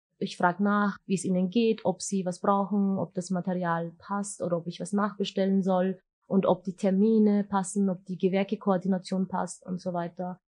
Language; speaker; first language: German; early bilingual, other home language; Turkish